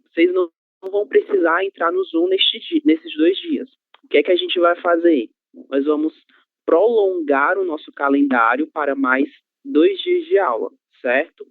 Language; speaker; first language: Portuguese; native; Portuguese